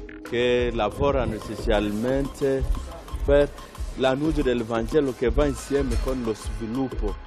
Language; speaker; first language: Italian; non-native, fluent; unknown